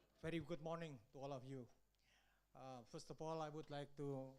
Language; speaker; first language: English; non-native, fluent; Indonesian